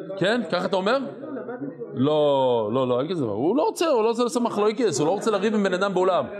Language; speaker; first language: Hebrew; non-native, fluent; English